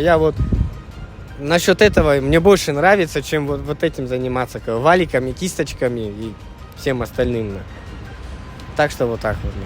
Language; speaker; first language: Russian; native; Russian